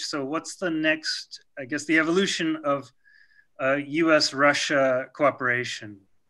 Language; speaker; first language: English; native; English